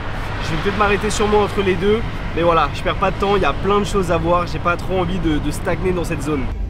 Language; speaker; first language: French; native; French